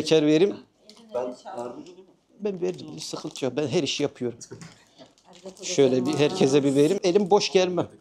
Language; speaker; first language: Turkish; native; Turkish